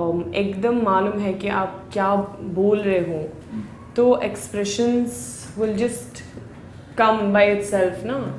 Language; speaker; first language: Hindi; non-native, learner; Swedish